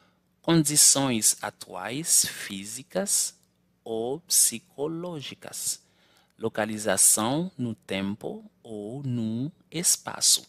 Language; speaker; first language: Portuguese; non-native, fluent; Haitian Creole